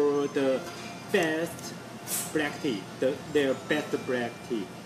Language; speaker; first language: English; non-native, learner; Chinese